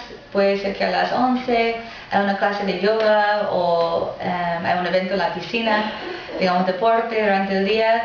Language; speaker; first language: Spanish; non-native, fluent; English